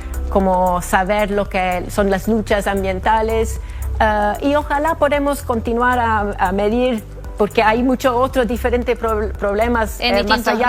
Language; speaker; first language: Spanish; non-native, fluent; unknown